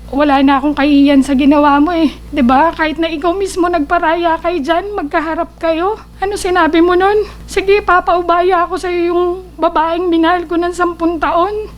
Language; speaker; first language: Filipino; native; Filipino